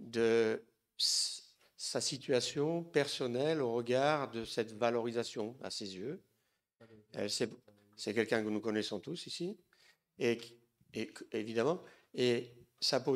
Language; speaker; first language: French; native; French